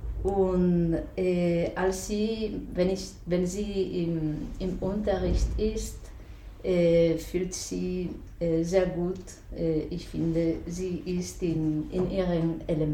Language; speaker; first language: German; non-native, fluent; Spanish